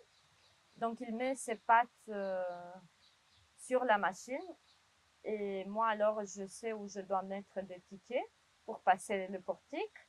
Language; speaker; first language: French; non-native, fluent; Romanian